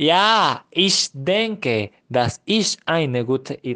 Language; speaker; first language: German; non-native, learner; Spanish